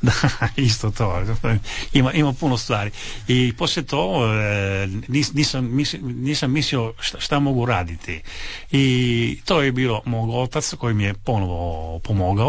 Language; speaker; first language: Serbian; non-native, local second language; Italian